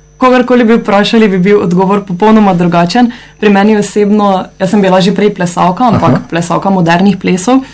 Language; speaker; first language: Slovenian; native; Slovenian